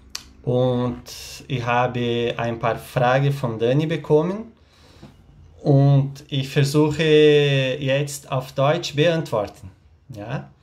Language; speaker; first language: German; non-native, learner; Portuguese